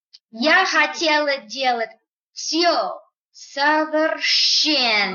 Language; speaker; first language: Russian; non-native, fluent; English